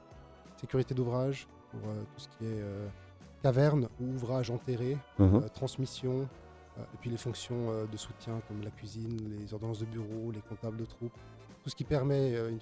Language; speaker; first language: French; native; French